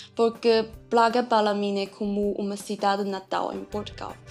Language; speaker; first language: Portuguese; non-native, learner; Chinese